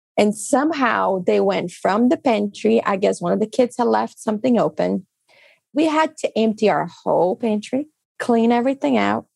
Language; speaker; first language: English; non-native, fluent; Portuguese